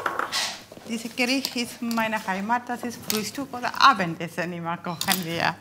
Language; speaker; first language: German; non-native, learner; Tamil